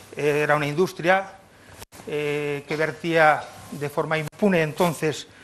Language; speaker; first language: Spanish; native; Spanish